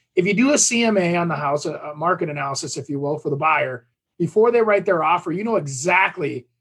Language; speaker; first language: English; native; English